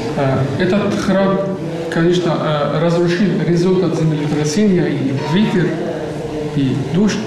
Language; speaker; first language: Russian; non-native, learner; Arabic